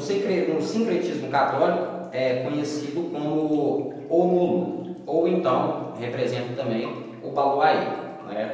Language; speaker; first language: Portuguese; native; Portuguese